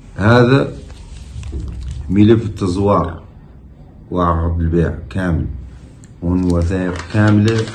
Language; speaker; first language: Arabic; native; Arabic